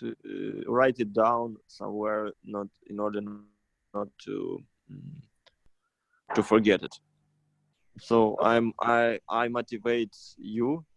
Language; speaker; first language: English; non-native, fluent; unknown